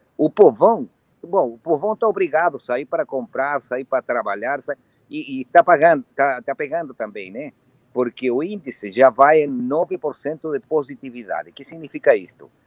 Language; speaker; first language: Portuguese; non-native, fluent; Spanish